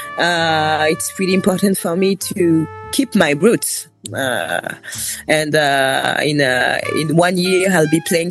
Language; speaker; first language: English; non-native, fluent; French